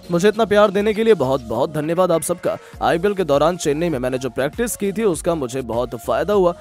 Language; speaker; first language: Hindi; native; Hindi